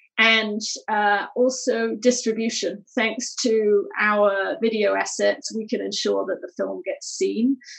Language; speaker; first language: English; native; English